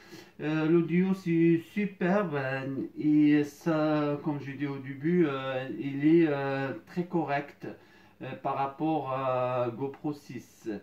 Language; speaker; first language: French; non-native, fluent; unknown